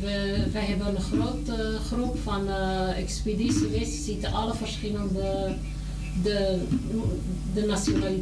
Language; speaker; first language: Dutch; non-native, learner; Arabic